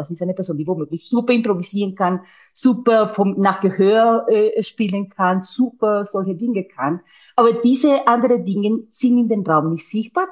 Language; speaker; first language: German; non-native, fluent; Spanish